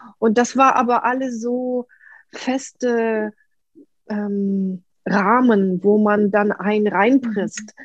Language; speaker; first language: German; non-native, fluent; Russian